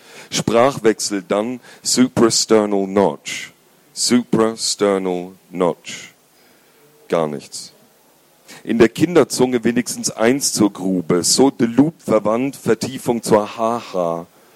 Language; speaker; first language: German; native; German